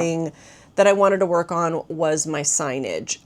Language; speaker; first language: English; native; English